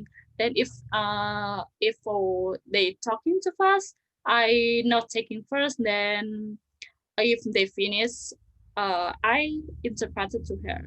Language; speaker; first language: English; non-native, learner; Indonesian